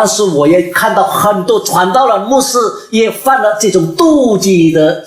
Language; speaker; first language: Chinese; early bilingual, heritage; Chinese